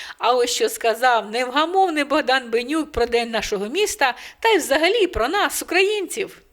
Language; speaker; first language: Ukrainian; native; Ukrainian